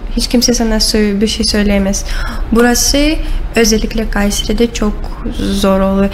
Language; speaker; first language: Turkish; non-native, learner; Russian